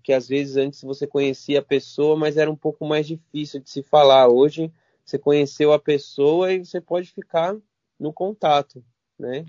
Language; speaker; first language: Portuguese; early bilingual, other home language; Arabic